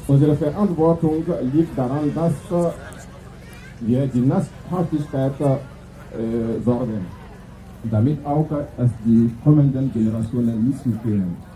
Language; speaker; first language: German; non-native, fluent; French